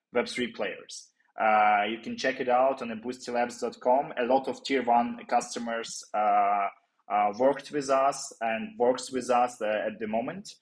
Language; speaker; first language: English; non-native, fluent; Ukrainian